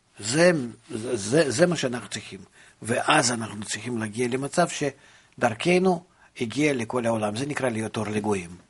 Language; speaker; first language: Hebrew; non-native, fluent; Russian